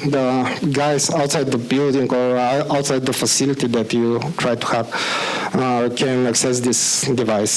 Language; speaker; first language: English; non-native, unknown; Bulgarian